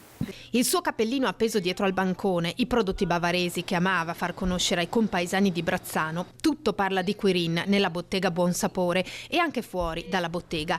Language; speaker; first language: Italian; native; Italian